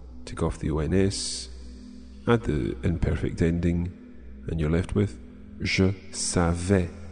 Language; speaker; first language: English; native; English